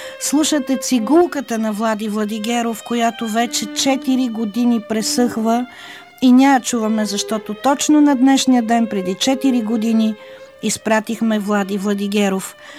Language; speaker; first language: Bulgarian; native; Bulgarian